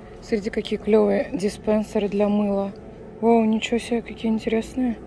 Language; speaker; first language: Russian; native; Russian